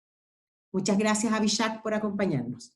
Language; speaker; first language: Spanish; native; Spanish